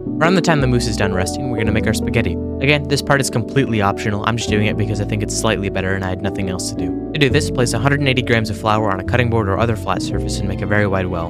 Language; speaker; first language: English; native; English